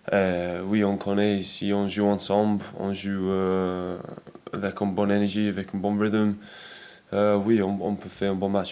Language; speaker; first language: French; non-native, learner; English